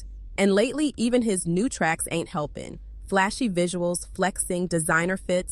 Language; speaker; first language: English; native; English